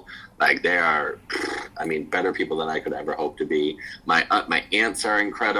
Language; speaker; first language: English; native; English